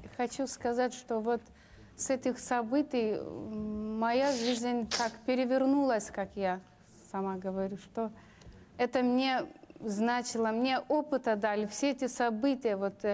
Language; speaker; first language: Russian; non-native, local second language; Lithuanian